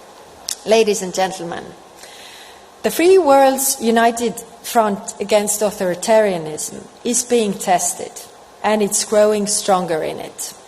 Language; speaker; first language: English; non-native, fluent; Estonian